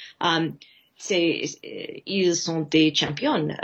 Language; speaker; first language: French; non-native, fluent; English